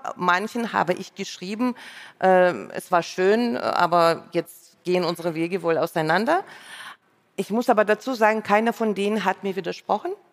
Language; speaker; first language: German; non-native, fluent; Russian